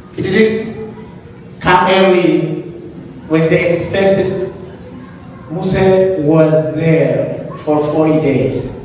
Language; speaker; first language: English; non-native, learner; Amharic